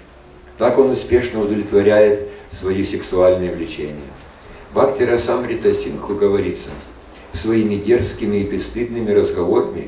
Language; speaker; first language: Russian; native; Russian